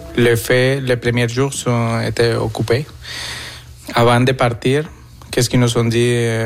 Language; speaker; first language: French; non-native, fluent; Spanish